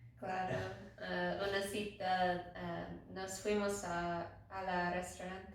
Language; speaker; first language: Spanish; non-native, learner; English